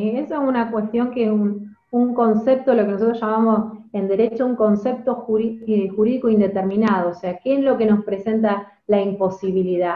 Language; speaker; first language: Spanish; native; Spanish